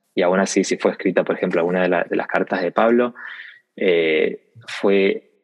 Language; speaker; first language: Spanish; native; Spanish